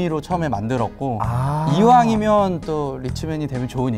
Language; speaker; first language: Korean; native; Korean